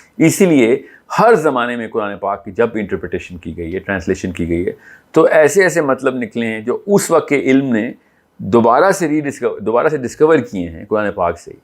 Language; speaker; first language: Urdu; native; Urdu